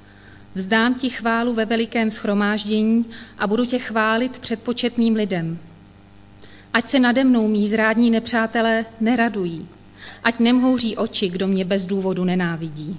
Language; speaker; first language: Czech; native; Czech